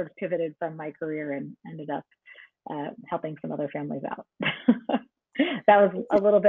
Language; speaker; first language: English; native; English